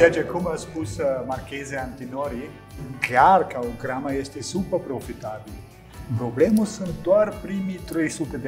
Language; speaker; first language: Romanian; non-native, learner; German